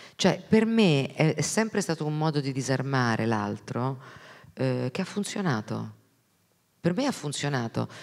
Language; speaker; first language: Italian; native; Italian